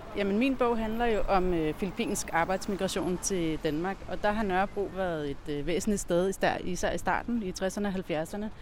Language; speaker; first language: Danish; native; Danish